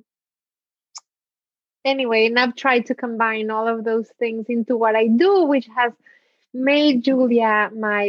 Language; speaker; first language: English; non-native, fluent; Spanish